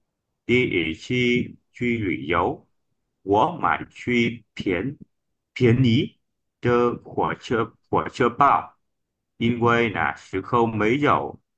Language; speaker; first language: Chinese; non-native, learner; Vietnamese